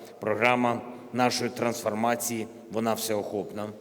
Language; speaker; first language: Ukrainian; non-native, local second language; Russian